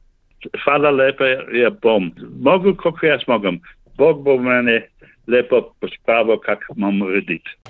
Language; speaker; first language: Slovenian; early bilingual, heritage; Slovenian